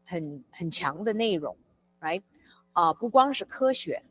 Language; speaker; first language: Chinese; early bilingual, heritage; English